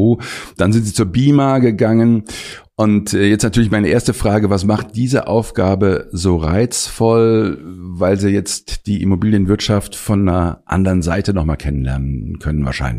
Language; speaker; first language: German; native; German